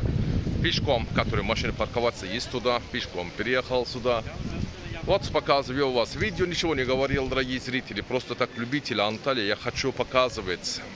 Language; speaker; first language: Russian; non-native, learner; Turkish